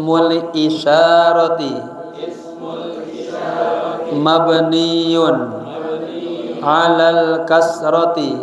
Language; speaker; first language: Arabic; non-native, fluent; Indonesian